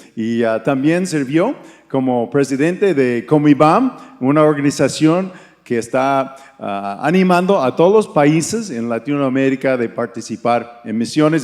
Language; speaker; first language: Spanish; non-native, fluent; English